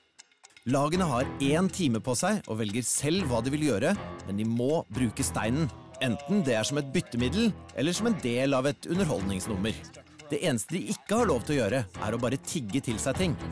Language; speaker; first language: Norwegian; native; Norwegian